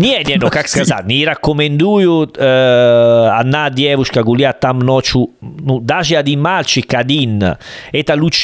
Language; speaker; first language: Russian; non-native, learner; Italian